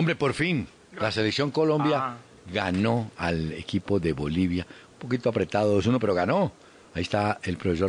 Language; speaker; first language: Spanish; native; Spanish